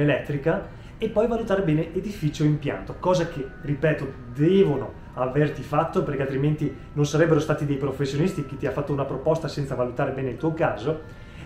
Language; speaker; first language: Italian; native; Italian